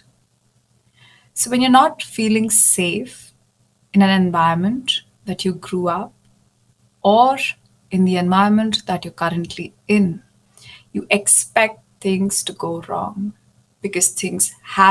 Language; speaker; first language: English; non-native, local second language; Hindi